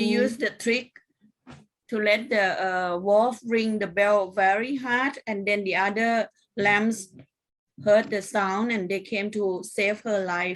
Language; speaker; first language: English; non-native, fluent; Thai